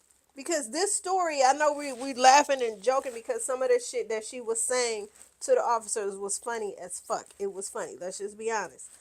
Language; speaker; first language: English; native; English